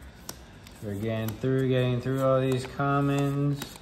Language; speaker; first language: English; native; English